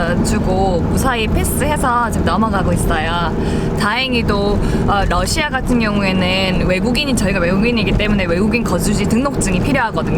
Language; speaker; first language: Korean; native; Korean